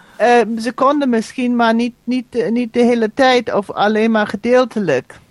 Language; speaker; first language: Dutch; non-native, fluent; German